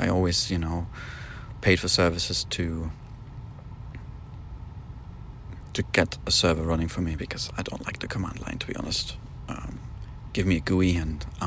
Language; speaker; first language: English; non-native, fluent; German